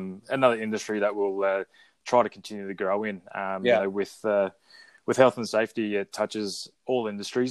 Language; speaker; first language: English; native; English